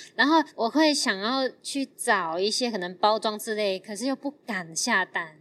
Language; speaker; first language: Chinese; non-native, fluent; Cantonese